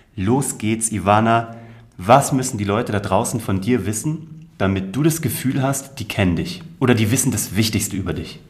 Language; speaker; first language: German; native; German